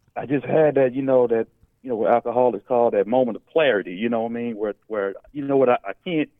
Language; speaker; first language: English; native; English